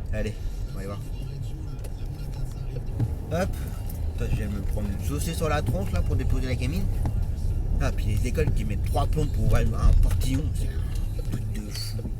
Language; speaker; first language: French; native; French